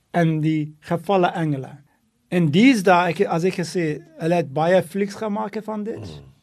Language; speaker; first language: Afrikaans; non-native, local second language; English